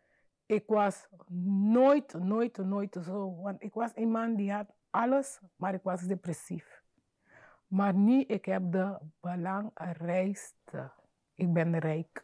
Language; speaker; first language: Dutch; non-native, fluent; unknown